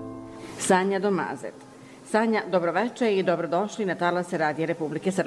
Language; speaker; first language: Serbian; native; Serbian